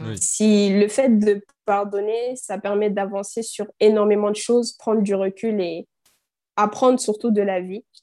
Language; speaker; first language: French; native; French